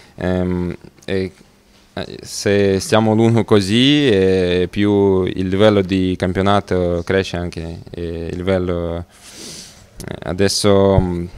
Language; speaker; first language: Italian; non-native, learner; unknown